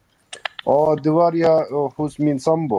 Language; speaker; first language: Swedish; non-native, local second language; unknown